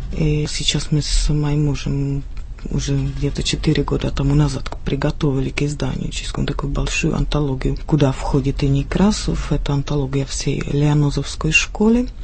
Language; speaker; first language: Russian; non-native, fluent; Czech